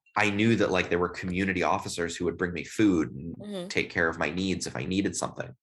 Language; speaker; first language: English; native; English